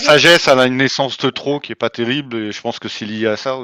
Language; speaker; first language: French; native; French